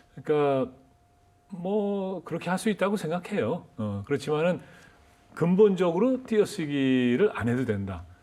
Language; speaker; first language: Korean; native; Korean